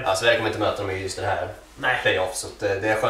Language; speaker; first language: Swedish; native; Swedish